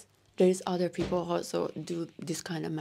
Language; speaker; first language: English; non-native, learner; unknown